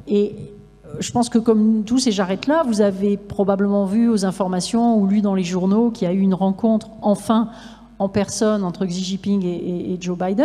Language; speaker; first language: French; native; French